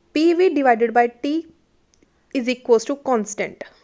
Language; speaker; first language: English; non-native, local second language; Punjabi